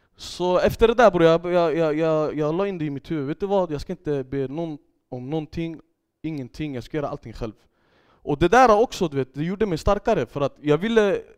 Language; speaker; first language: Swedish; early bilingual, other home language; Kurdish